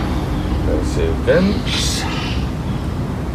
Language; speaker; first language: Turkish; non-native, learner; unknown